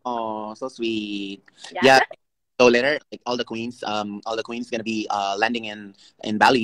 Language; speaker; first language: English; non-native, learner; Indonesian